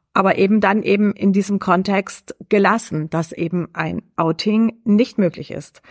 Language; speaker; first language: German; native; German